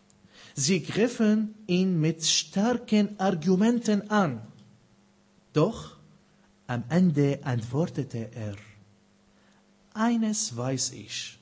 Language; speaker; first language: German; non-native, fluent; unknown